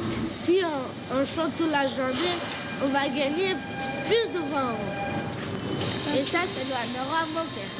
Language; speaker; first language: French; early bilingual, other home language; Romanian